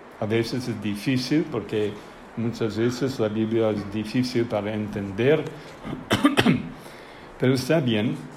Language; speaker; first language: Spanish; non-native, fluent; English